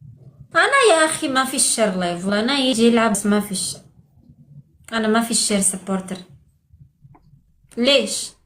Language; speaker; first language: Arabic; non-native, learner; Pashto